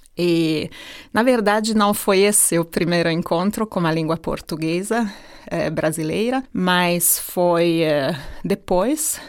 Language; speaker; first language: Portuguese; non-native, fluent; Hungarian